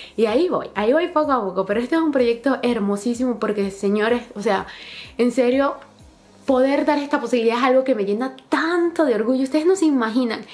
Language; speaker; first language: Spanish; native; Spanish